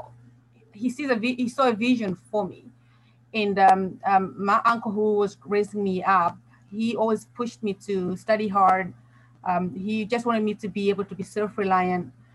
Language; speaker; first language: English; non-native, local second language; Nyanja